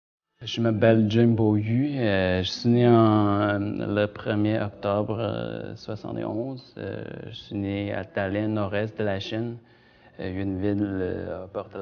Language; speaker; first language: French; non-native, fluent; Chinese